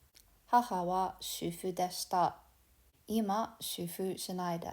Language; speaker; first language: Japanese; non-native, fluent; English